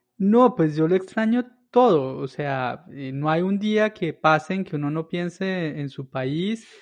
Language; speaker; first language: Spanish; native; Spanish